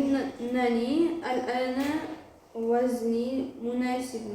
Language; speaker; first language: Arabic; non-native, learner; Uzbek